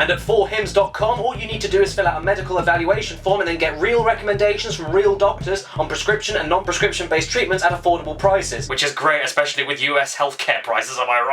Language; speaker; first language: English; native; English